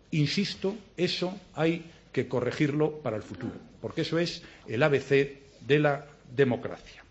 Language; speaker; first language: Spanish; native; Spanish